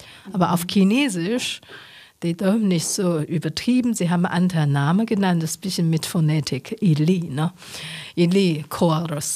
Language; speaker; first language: German; non-native, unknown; Chinese